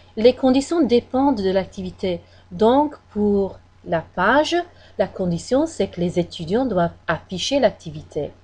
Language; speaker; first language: French; non-native, fluent; English